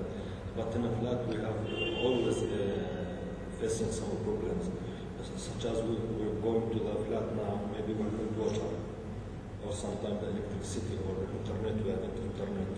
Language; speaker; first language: English; non-native, learner; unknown